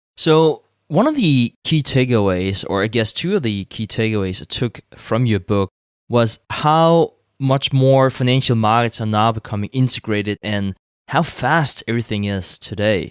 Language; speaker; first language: English; non-native, fluent; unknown